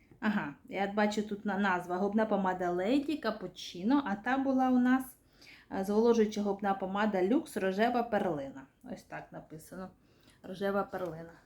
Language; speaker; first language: Ukrainian; non-native, local second language; Russian